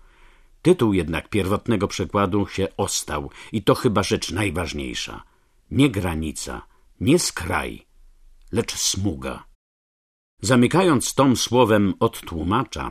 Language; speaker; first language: Polish; native; Polish